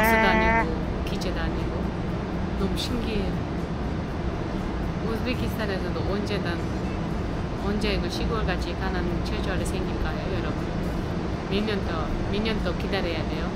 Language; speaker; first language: Korean; non-native, fluent; Uzbek